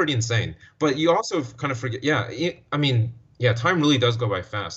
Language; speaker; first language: English; native; English